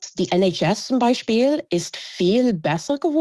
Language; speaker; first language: German; non-native, fluent; English